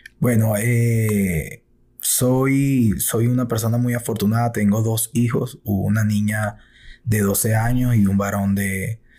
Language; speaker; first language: Spanish; native; Spanish